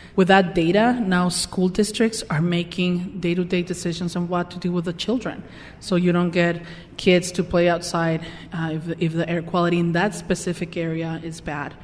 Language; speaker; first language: English; non-native, fluent; Spanish